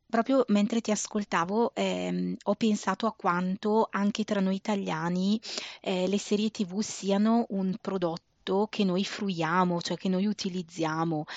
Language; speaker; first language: Italian; native; Italian